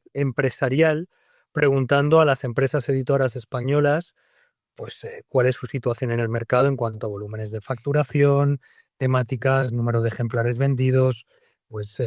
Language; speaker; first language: Spanish; native; Spanish